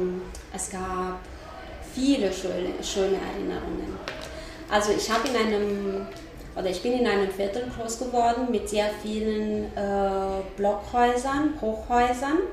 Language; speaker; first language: German; non-native, fluent; Romanian